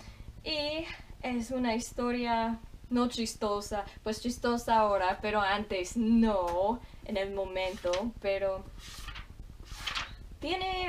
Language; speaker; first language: Spanish; non-native, fluent; English